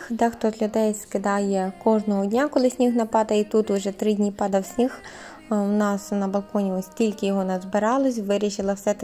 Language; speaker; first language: Ukrainian; native; Ukrainian